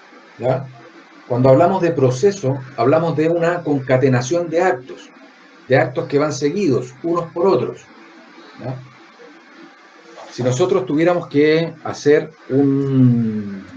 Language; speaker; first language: Spanish; native; Spanish